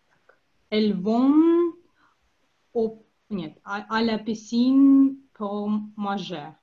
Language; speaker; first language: French; non-native, learner; Russian